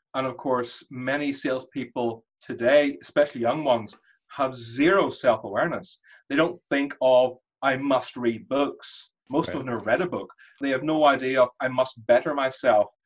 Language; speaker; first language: English; native; English